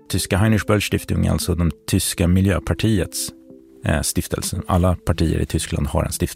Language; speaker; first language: Swedish; native; Swedish